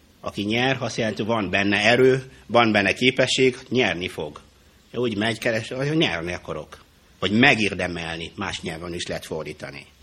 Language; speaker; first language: Hungarian; non-native, fluent; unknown